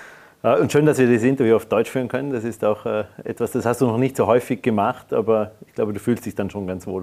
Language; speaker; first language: German; native; German